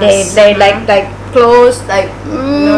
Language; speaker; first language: English; non-native, learner; Thai